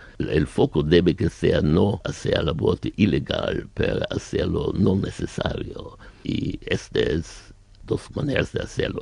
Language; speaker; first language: Spanish; non-native, learner; German